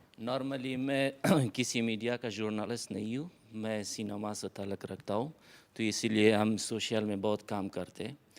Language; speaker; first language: Hindi; non-native, learner; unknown